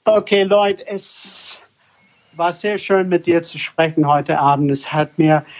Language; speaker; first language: German; non-native, fluent; English